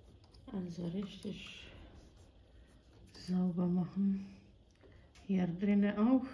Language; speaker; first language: German; non-native, fluent; Croatian